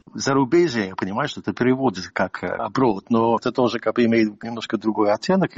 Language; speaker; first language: Russian; non-native, fluent; English